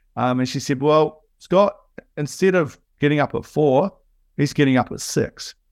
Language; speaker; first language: English; native; English